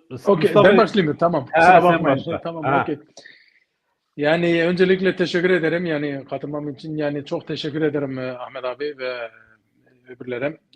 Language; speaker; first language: Turkish; early bilingual, heritage; Kurdish